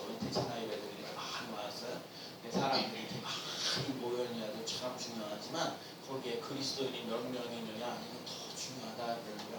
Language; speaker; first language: Korean; native; Korean